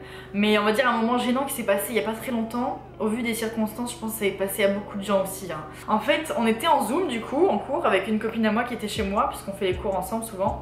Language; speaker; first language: French; native; French